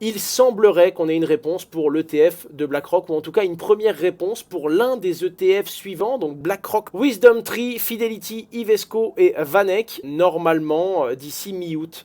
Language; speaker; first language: French; native; French